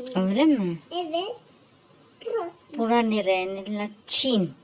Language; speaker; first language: Turkish; native; Turkish